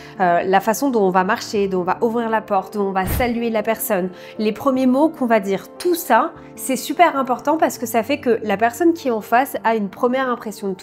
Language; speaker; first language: French; native; French